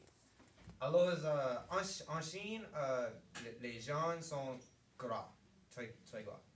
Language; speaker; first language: French; non-native, learner; English